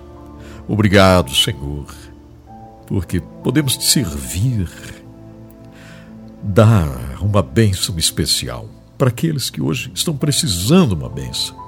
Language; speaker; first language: Portuguese; native; Portuguese